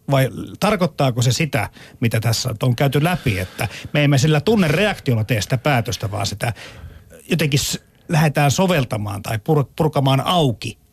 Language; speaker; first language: Finnish; native; Finnish